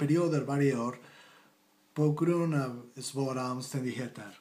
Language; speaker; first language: Swedish; non-native, fluent; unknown